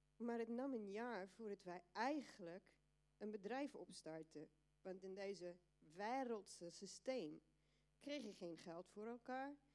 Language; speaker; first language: Dutch; non-native, fluent; Afrikaans